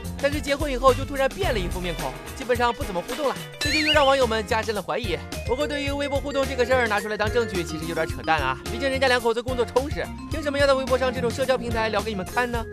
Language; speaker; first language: Chinese; native; Chinese